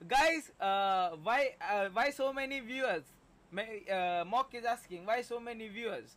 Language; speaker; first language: English; non-native, local second language; Hindi